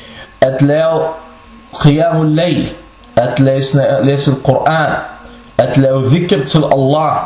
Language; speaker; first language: Danish; non-native, local second language; Arabic